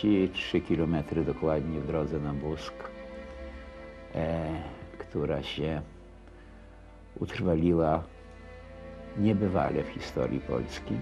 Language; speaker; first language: Polish; native; Polish